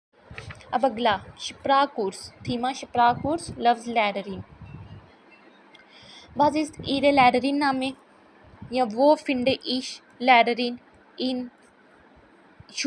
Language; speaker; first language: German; non-native, learner; Urdu